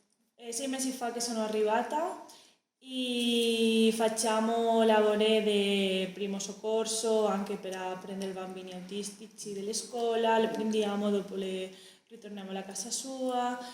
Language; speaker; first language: Italian; non-native, learner; Spanish